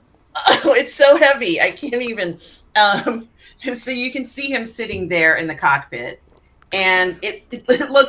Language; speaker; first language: English; native; English